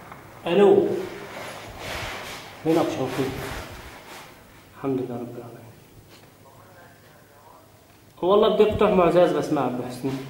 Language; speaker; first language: Arabic; native; Arabic